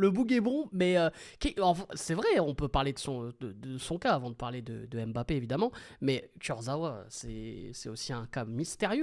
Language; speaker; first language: French; native; French